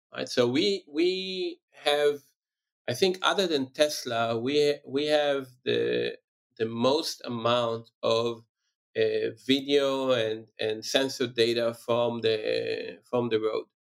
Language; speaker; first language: English; non-native, fluent; Hebrew